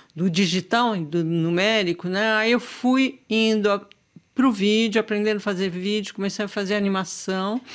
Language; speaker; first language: Portuguese; native; Portuguese